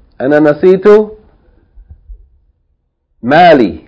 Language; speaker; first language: Arabic; non-native, fluent; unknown